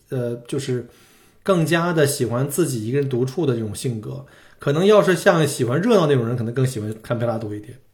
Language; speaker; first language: Chinese; native; Chinese